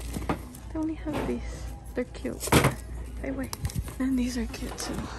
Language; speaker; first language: English; early bilingual, other home language; Spanish